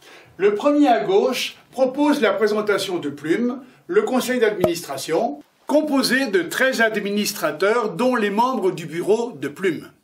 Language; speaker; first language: French; native; French